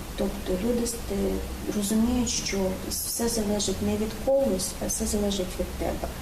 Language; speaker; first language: Ukrainian; native; Ukrainian